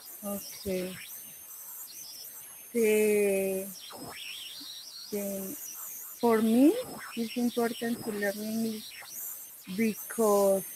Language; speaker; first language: English; non-native, learner; Spanish